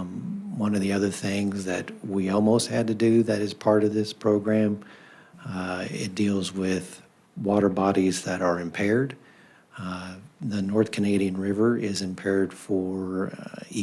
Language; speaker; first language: English; native; English